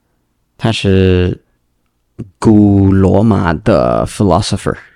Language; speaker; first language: Chinese; non-native, learner; English